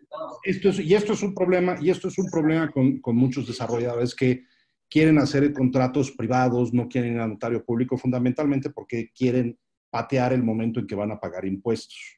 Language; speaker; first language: Spanish; native; Spanish